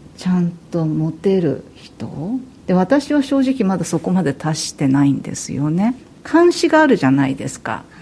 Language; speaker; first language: Japanese; early bilingual, heritage; Japanese